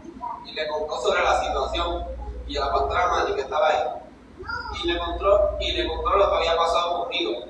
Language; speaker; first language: Spanish; native; Spanish